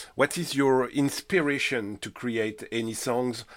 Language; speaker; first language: English; non-native, learner; French